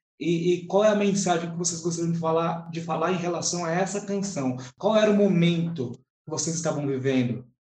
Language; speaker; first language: Portuguese; native; Portuguese